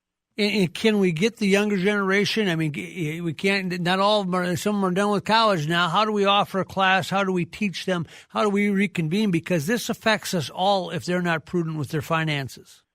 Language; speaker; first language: English; native; English